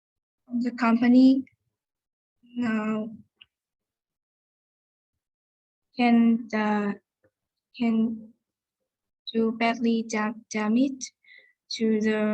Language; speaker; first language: English; non-native, learner; Vietnamese